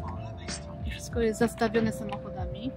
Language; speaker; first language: Polish; native; Polish